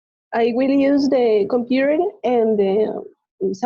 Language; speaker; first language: English; non-native, learner; Spanish